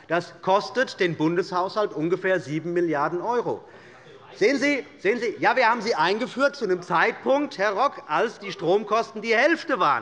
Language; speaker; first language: German; native; German